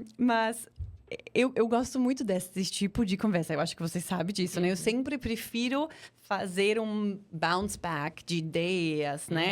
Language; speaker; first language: Portuguese; non-native, fluent; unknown